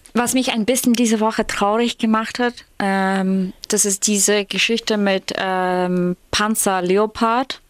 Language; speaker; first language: German; non-native, fluent; Ukrainian